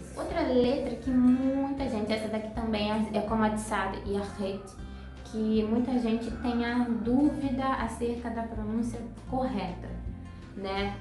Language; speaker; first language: Portuguese; native; Portuguese